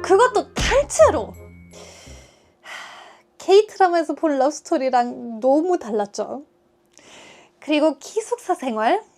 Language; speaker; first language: Korean; non-native, fluent; German